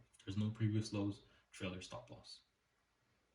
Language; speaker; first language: English; native; English